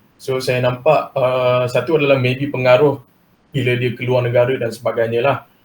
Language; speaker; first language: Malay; non-native, local second language; Chinese